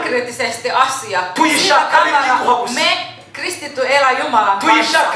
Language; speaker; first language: Finnish; non-native, fluent; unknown